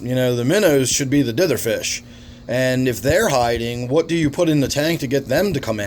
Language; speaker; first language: English; native; English